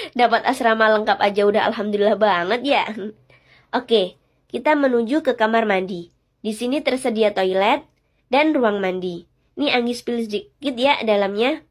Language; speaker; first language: Indonesian; native; Indonesian